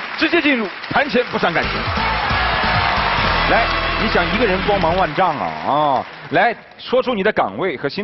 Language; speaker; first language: Chinese; native; Chinese